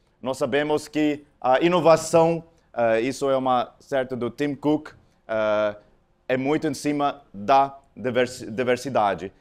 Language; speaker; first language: Portuguese; non-native, fluent; Afrikaans